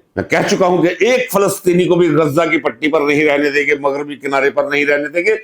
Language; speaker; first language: Urdu; non-native, local second language; Punjabi